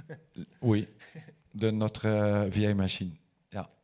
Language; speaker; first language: French; non-native, local second language; Dutch